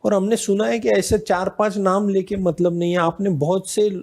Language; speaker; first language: Hindi; non-native, local second language; Marathi